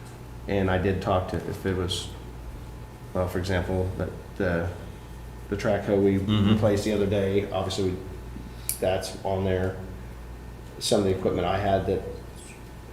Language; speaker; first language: English; native; English